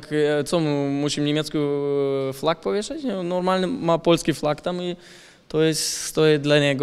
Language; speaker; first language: Polish; non-native, learner; German